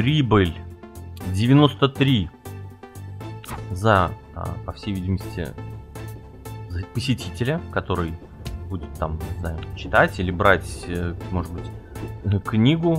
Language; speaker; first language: Russian; native; Russian